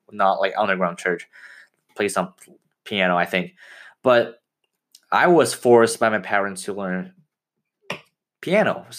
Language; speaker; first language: English; non-native, fluent; Chinese